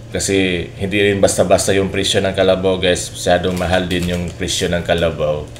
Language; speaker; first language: Filipino; non-native, local second language; Cebuano